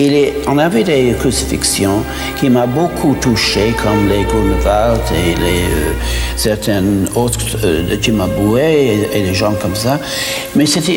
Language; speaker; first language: French; non-native, fluent; English